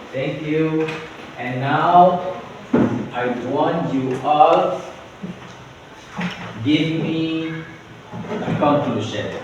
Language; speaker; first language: English; non-native, learner; Indonesian